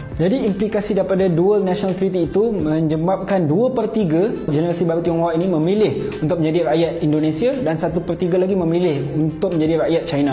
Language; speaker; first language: Malay; native; Malay